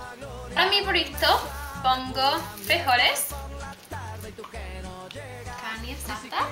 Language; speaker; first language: Spanish; non-native, learner; English